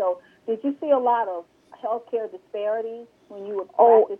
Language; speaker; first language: English; native; English